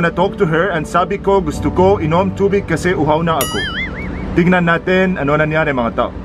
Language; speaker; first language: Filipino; non-native, learner; Arabic